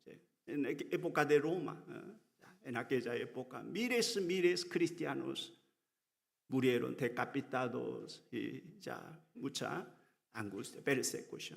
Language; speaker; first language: Spanish; non-native, learner; Korean